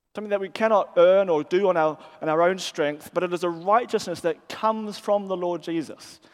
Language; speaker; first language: English; native; English